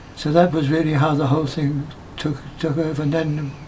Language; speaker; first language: English; native; English